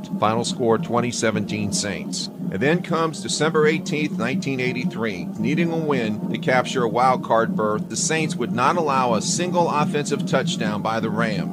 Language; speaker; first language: English; native; English